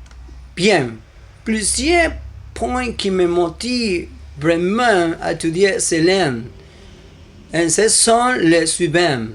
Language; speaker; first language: French; non-native, learner; Spanish